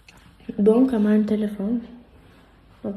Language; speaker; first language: Albanian; early bilingual, heritage; Albanian